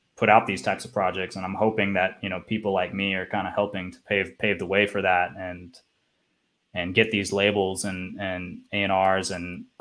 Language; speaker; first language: English; native; English